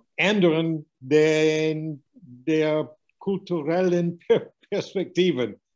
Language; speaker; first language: German; non-native, learner; English